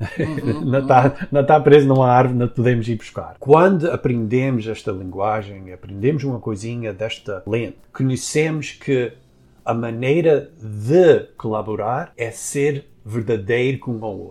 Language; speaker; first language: Portuguese; early bilingual, heritage; Portuguese